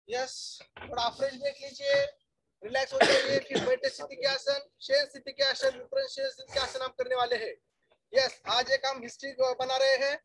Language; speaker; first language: Hindi; non-native, local second language; Marathi